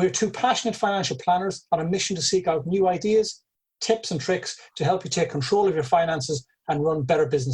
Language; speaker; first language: English; native; English